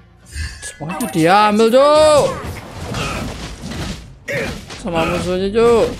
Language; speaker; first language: Indonesian; native; Indonesian